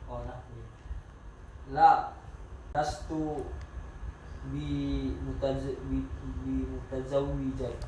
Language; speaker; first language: Arabic; non-native, learner; Indonesian